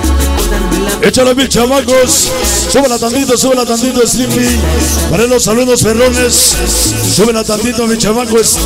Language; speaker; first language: Spanish; native; Spanish